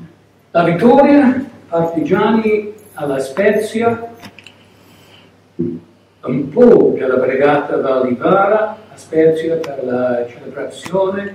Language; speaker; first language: Italian; non-native, learner; English